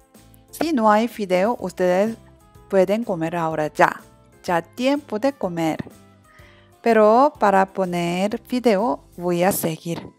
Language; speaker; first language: Spanish; non-native, learner; Korean